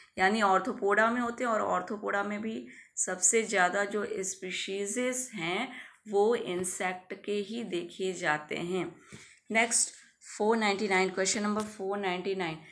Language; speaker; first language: Hindi; native; Hindi